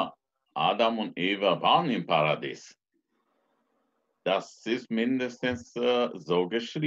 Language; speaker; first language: German; non-native, fluent; Romanian